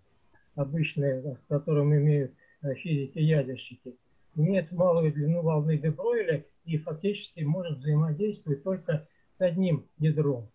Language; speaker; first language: Russian; native; Russian